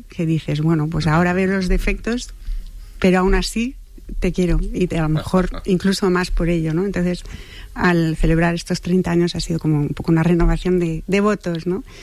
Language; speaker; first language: Spanish; non-native, fluent; French